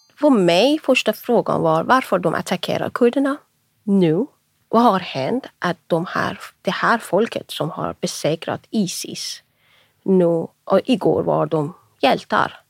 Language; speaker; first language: Swedish; non-native, fluent; Persian